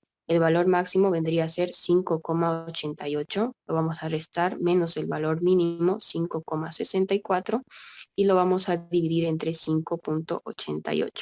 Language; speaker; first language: Spanish; native; Spanish